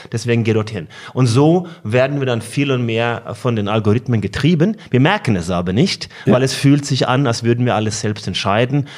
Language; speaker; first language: German; non-native, fluent; Norwegian